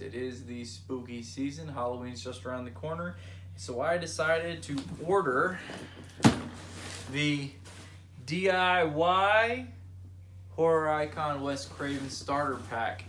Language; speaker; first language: English; native; English